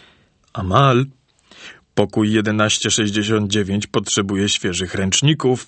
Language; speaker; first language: Polish; native; Polish